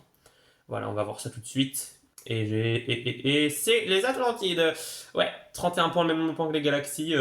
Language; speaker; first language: French; native; French